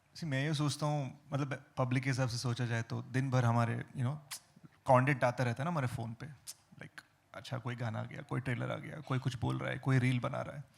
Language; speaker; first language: Hindi; non-native, fluent; Telugu